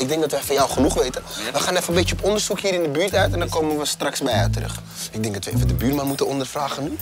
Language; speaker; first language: Dutch; native; Dutch